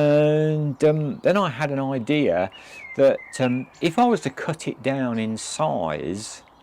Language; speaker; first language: English; native; English